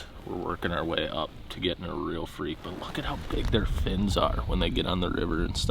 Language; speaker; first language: English; native; English